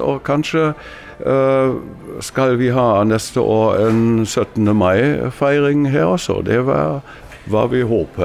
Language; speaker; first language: Norwegian; non-native, fluent; German